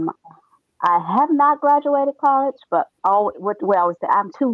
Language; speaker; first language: English; native; English